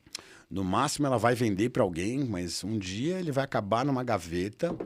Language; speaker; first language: Portuguese; native; Portuguese